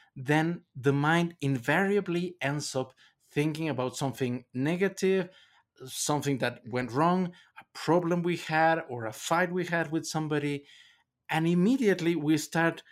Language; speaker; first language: English; non-native, fluent; Spanish